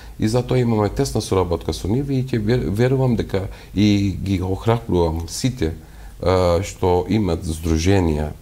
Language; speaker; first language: Macedonian; non-native, local second language; Albanian